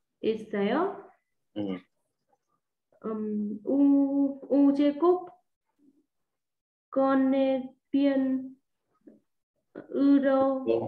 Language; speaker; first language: Korean; non-native, learner; Vietnamese